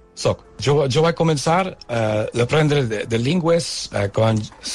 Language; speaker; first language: Catalan; non-native, learner; English